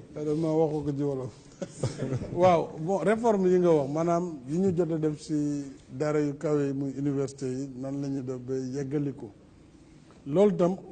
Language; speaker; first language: Wolof; non-native, local second language; Fula